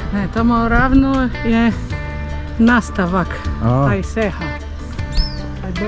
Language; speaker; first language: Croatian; non-native, learner; Portuguese